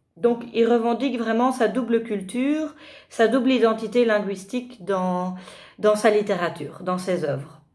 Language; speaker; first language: French; native; French